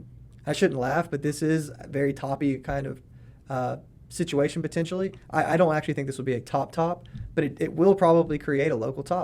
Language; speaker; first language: English; native; English